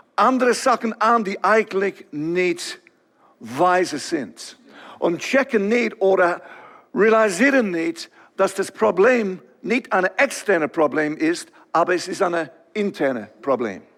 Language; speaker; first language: German; non-native, local second language; English